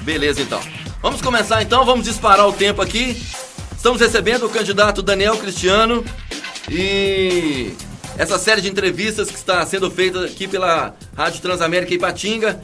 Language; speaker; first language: Portuguese; native; Portuguese